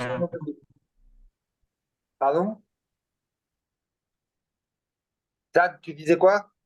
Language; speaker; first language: French; native; French